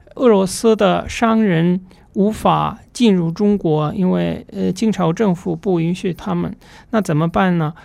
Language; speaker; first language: Chinese; non-native, fluent; Russian